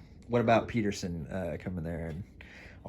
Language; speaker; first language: English; native; English